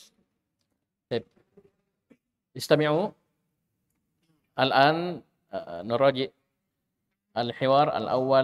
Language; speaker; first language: Arabic; non-native, fluent; Indonesian